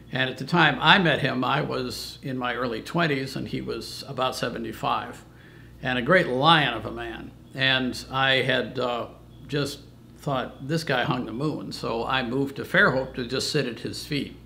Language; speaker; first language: English; native; English